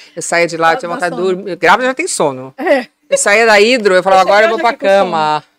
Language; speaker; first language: Portuguese; native; Portuguese